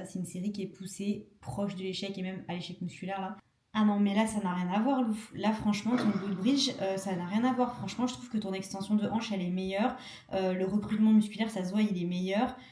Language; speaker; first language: French; native; French